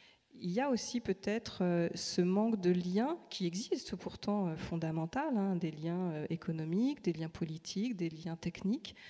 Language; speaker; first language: French; native; French